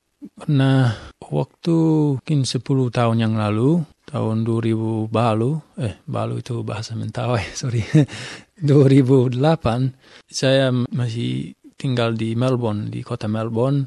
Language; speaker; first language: Indonesian; non-native, fluent; English